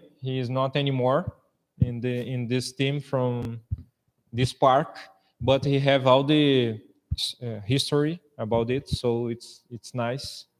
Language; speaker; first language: English; non-native, fluent; Portuguese